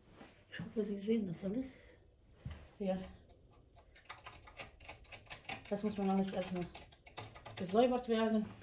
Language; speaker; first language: German; non-native, fluent; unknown